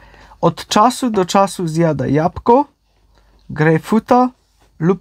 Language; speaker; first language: Polish; native; Polish